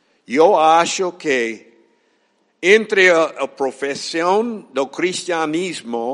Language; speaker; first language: Portuguese; non-native, fluent; Spanish